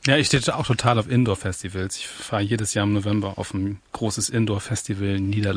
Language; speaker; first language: German; native; German